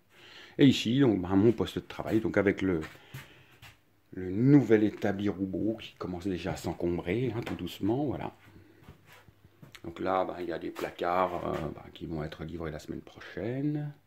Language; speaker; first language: French; native; French